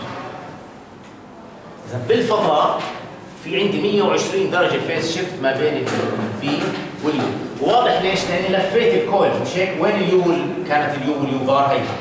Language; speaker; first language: Arabic; native; Arabic